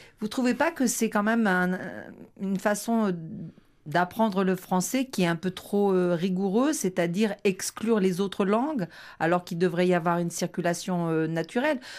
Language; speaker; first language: French; native; French